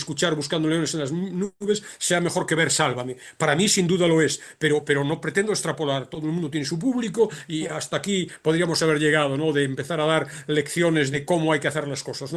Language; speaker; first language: Spanish; native; Spanish